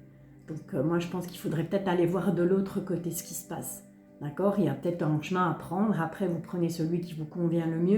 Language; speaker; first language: French; native; French